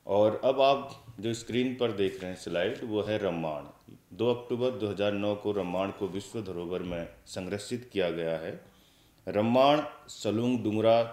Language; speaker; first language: Hindi; native; Hindi